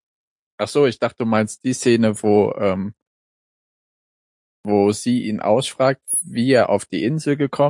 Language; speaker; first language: German; native; German